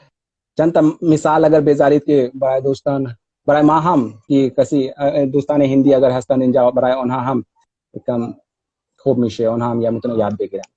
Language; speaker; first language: Persian; non-native, learner; Hindi